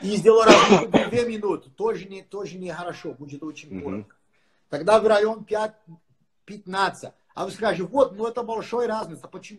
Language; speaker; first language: Russian; non-native, fluent; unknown